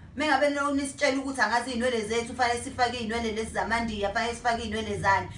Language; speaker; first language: Zulu; native; Zulu